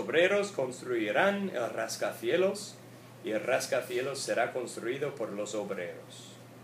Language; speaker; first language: Spanish; non-native, fluent; English